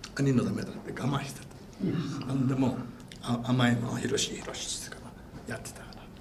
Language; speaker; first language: Japanese; native; Japanese